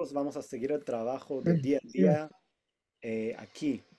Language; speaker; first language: Spanish; non-native, fluent; Hebrew